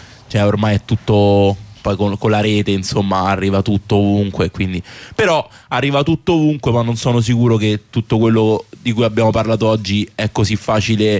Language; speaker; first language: Italian; native; Italian